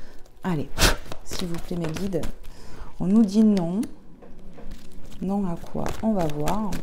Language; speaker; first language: French; native; French